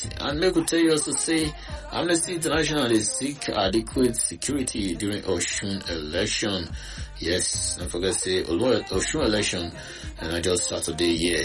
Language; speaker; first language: Nigerian Pidgin; non-native, local second language; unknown